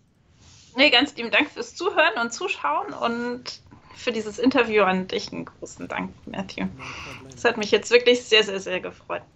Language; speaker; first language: German; native; German